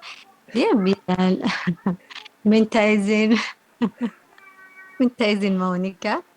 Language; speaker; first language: Indonesian; non-native, learner; Arabic